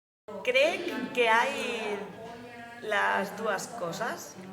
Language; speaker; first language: Catalan; non-native, learner; Spanish